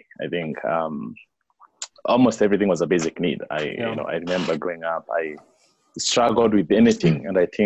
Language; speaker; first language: English; non-native, local second language; Kikuyu